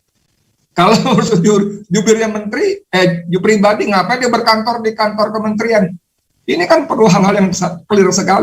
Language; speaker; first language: Indonesian; native; Indonesian